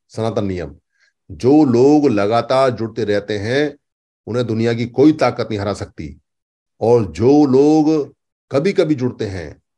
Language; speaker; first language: Hindi; native; Hindi